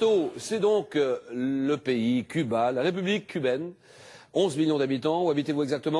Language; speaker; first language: French; native; French